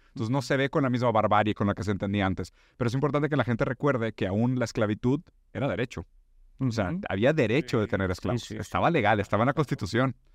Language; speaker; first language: Spanish; non-native, fluent; Portuguese